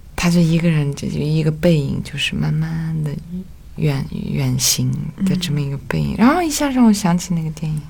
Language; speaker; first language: Chinese; non-native, local second language; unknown